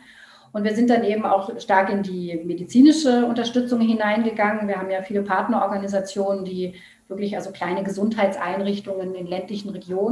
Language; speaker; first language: German; native; German